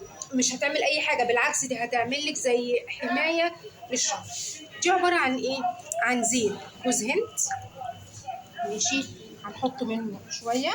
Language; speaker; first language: Arabic; native; Arabic